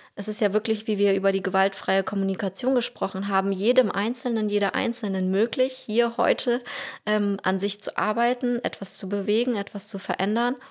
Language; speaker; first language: German; early bilingual, other home language; Russian